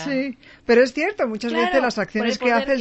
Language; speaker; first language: Spanish; native; Spanish